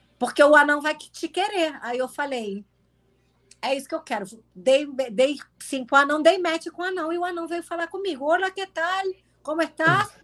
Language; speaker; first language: Portuguese; native; Portuguese